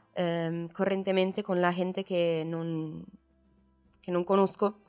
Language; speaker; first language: Spanish; non-native, learner; Italian